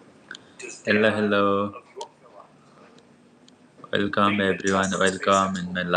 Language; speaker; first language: English; non-native, learner; Nepali